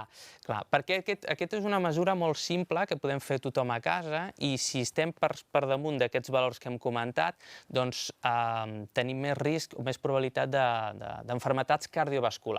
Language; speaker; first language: Catalan; native; Catalan